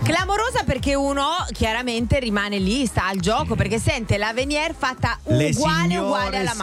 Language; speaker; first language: Italian; native; Italian